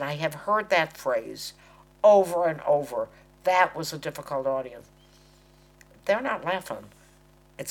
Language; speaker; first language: English; native; English